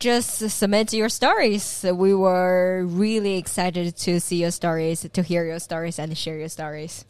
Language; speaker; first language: English; non-native, fluent; Chinese